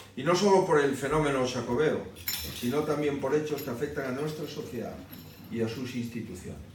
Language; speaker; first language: Spanish; native; Spanish